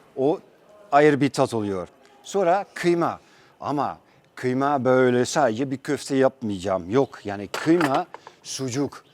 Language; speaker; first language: Turkish; non-native, fluent; Dutch